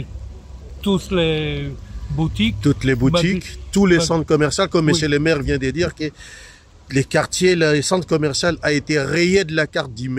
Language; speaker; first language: French; non-native, learner; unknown